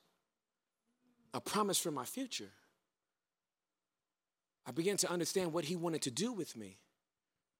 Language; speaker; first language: English; native; English